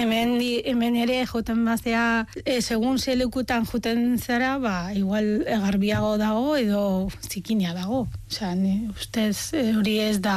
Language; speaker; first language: Basque; non-native, fluent; Arabic